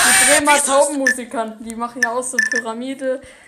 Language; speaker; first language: German; native; German